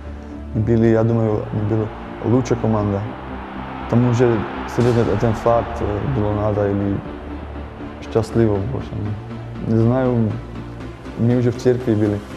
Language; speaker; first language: Russian; non-native, learner; Slovak